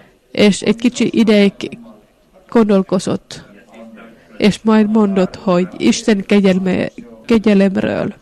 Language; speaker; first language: Hungarian; non-native, fluent; Finnish